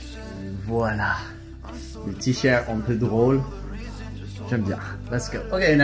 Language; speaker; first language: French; non-native, fluent; English